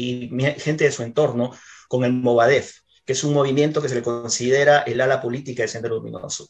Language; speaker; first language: Spanish; native; Spanish